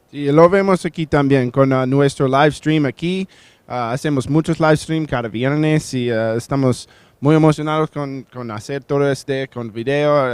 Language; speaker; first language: Spanish; non-native, learner; English